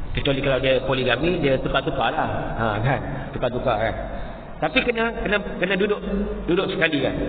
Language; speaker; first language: Malay; native; Malay